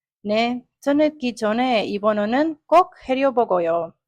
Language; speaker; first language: Korean; non-native, learner; Italian